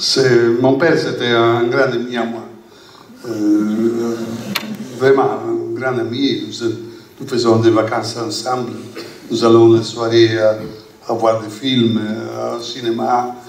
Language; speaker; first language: French; non-native, learner; Italian